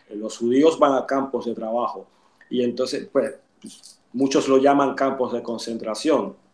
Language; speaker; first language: Spanish; native; Spanish